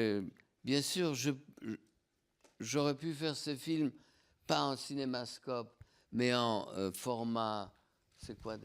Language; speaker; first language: French; non-native, fluent; Polish